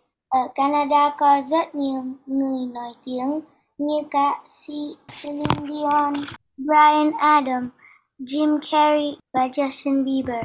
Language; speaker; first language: Vietnamese; early bilingual, heritage; Vietnamese